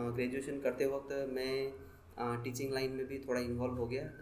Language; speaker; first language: Hindi; non-native, local second language; Nepali